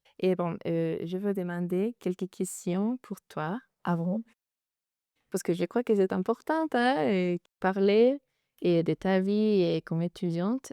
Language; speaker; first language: French; non-native, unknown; Spanish